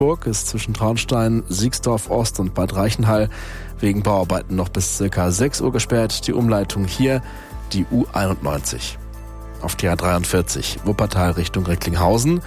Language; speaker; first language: German; native; German